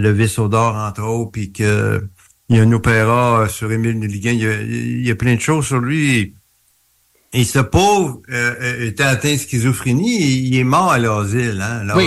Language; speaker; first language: French; native; French